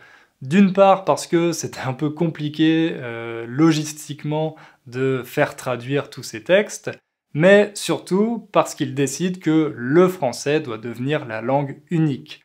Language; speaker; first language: French; native; French